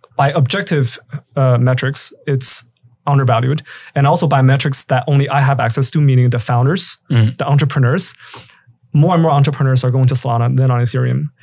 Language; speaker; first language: English; native; English